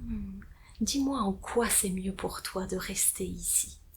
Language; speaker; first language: French; native; French